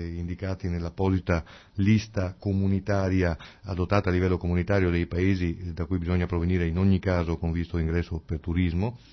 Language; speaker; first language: Italian; native; Italian